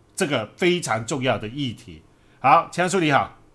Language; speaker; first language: Chinese; non-native, local second language; Cantonese